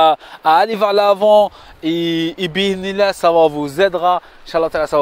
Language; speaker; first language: French; non-native, fluent; Arabic